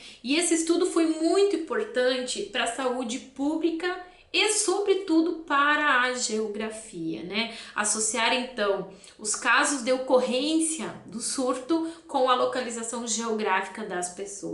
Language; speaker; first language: Portuguese; native; Portuguese